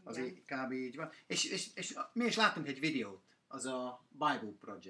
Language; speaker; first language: Hungarian; non-native, learner; English